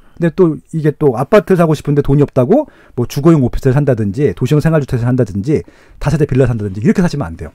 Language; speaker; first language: Korean; native; Korean